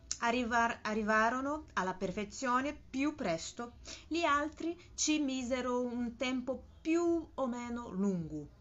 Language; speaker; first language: Italian; non-native, learner; Portuguese